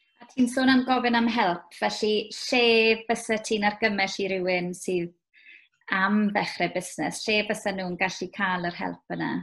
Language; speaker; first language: Welsh; native; Welsh